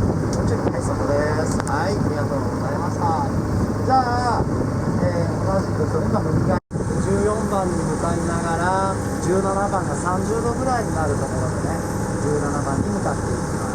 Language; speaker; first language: Japanese; native; Japanese